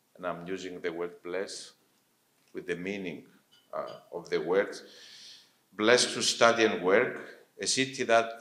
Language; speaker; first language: English; non-native, fluent; Greek